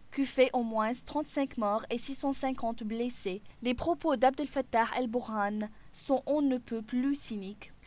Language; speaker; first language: French; native; French